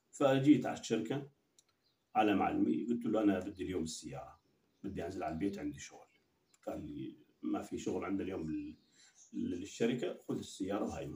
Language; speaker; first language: Arabic; native; Arabic